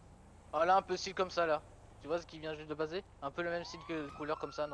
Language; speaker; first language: French; native; French